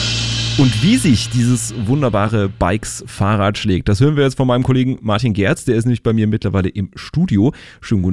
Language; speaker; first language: German; native; German